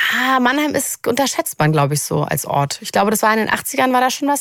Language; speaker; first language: German; native; German